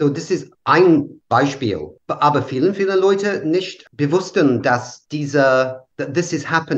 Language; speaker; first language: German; non-native, learner; English